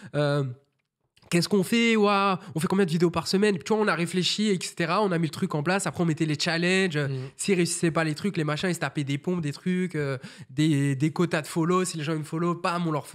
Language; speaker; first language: French; native; French